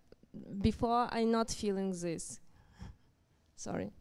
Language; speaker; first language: English; non-native, learner; Ukrainian